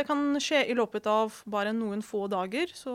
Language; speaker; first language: Norwegian; non-native, fluent; Ukrainian